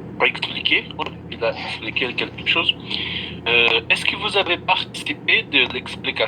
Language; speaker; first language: French; non-native, fluent; Portuguese